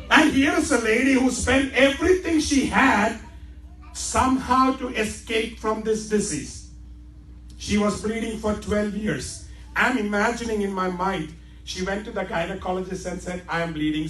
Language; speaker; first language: English; non-native, local second language; Malayalam